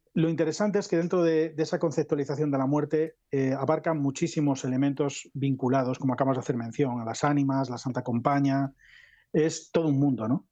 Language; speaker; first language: Spanish; native; Spanish